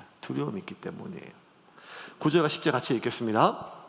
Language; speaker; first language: Korean; native; Korean